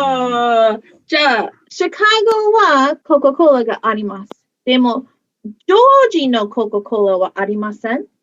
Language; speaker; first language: Japanese; non-native, fluent; English